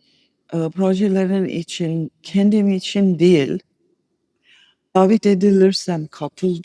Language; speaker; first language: Turkish; non-native, fluent; English